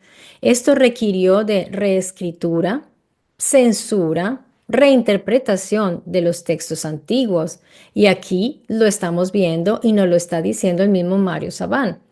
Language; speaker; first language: Spanish; native; Spanish